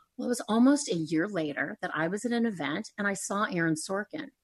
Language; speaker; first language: English; native; English